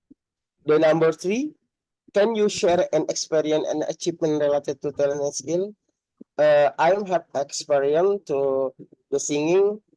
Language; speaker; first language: English; non-native, learner; Indonesian